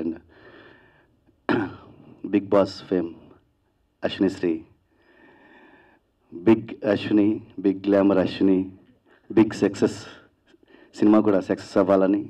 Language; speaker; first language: Telugu; native; Telugu